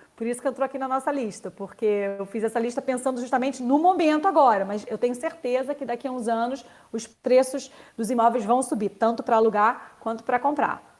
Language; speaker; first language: Portuguese; native; Portuguese